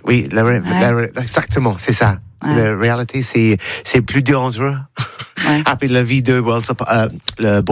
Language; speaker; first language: French; non-native, learner; English